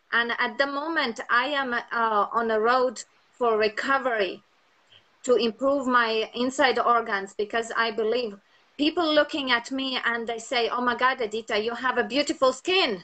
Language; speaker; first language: English; non-native, fluent; Latvian